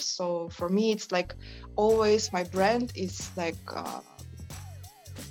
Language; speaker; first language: English; non-native, fluent; Yakut